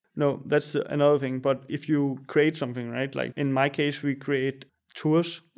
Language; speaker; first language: English; non-native, fluent; Danish